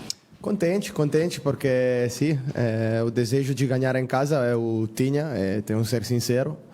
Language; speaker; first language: Portuguese; non-native, fluent; Spanish